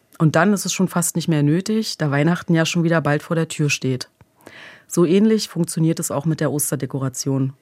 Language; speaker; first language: German; early bilingual, other home language; Croatian